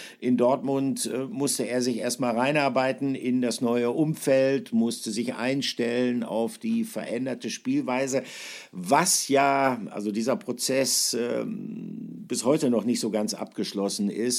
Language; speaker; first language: German; native; German